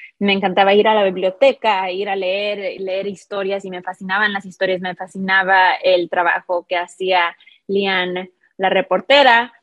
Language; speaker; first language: Spanish; early bilingual, heritage; Spanish